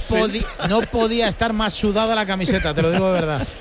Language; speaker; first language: Spanish; native; Spanish